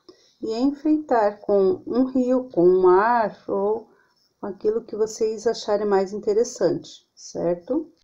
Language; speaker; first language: Portuguese; native; Portuguese